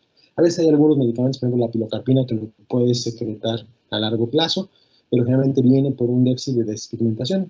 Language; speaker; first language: Spanish; native; Spanish